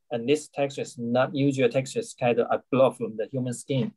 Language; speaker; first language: English; non-native, learner; Chinese